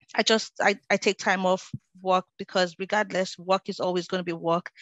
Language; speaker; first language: English; non-native, local second language; Yoruba